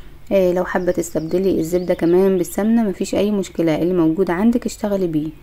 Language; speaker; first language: Arabic; native; Arabic